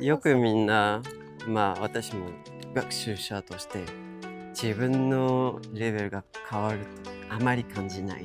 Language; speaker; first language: Japanese; non-native, fluent; English